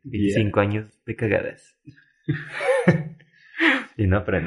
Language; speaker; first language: Spanish; native; Spanish